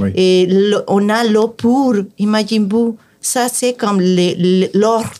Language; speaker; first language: French; non-native, fluent; Spanish